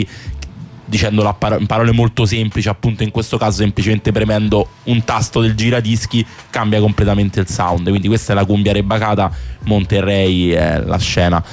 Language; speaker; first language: Italian; native; Italian